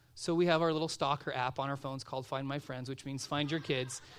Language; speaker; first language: English; native; English